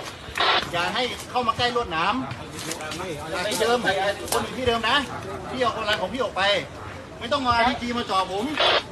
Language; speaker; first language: Thai; native; Thai